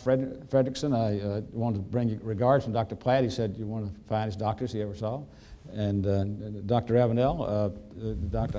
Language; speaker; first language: English; native; English